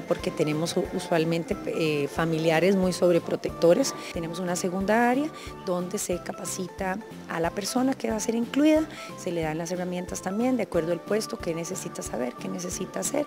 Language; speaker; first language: Spanish; native; Spanish